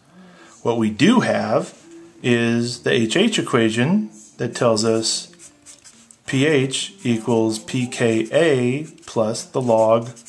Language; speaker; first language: English; native; English